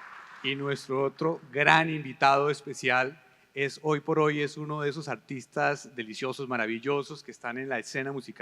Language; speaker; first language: Spanish; native; Spanish